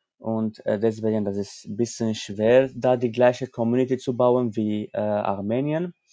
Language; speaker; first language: German; non-native, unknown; Armenian